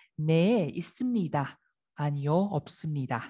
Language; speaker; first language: Korean; non-native, fluent; Vietnamese